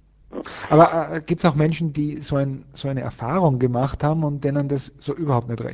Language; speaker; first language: German; native; German